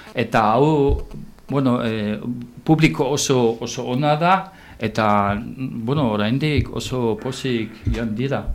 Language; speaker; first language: Basque; non-native, fluent; German